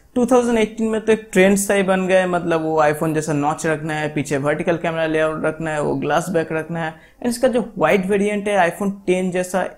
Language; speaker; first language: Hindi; non-native, local second language; Bangla